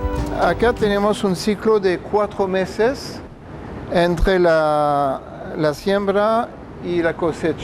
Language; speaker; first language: Spanish; non-native, fluent; French